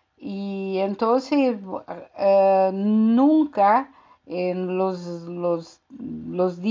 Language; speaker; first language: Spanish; non-native, fluent; Portuguese